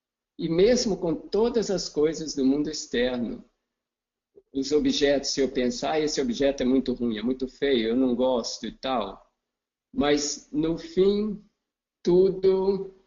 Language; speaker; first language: Portuguese; non-native, fluent; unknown